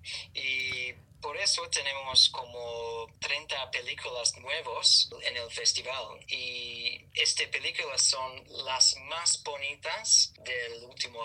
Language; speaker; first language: Spanish; non-native, learner; English